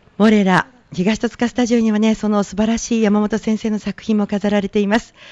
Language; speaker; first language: Japanese; native; Japanese